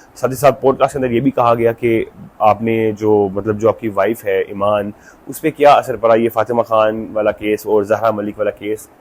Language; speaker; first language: Urdu; non-native, local second language; Punjabi